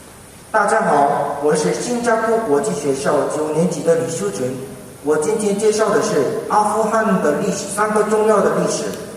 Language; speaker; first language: Chinese; non-native, learner; Korean